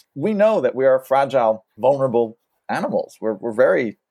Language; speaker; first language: English; early bilingual, other home language; French